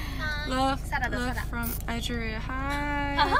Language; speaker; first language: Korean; non-native, learner; Thai